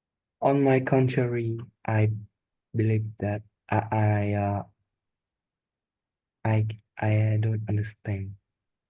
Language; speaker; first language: English; non-native, learner; Vietnamese